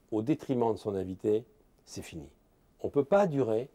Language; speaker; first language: French; native; French